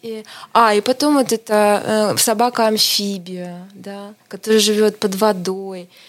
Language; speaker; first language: Russian; non-native, local second language; Estonian